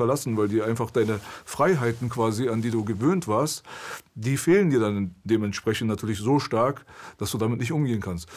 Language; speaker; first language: German; early bilingual, other home language; Persian